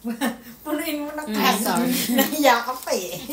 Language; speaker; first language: Filipino; native; Filipino